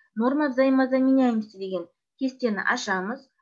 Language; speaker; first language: Russian; non-native, local second language; Kazakh